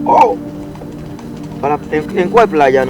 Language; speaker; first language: Spanish; non-native, learner; Haitian Creole